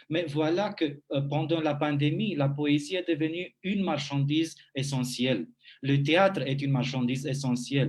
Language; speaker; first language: French; non-native, fluent; Romanian